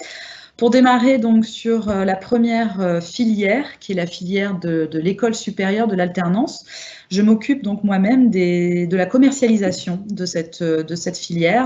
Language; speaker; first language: French; native; French